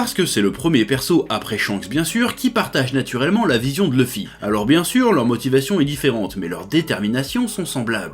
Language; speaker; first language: French; native; French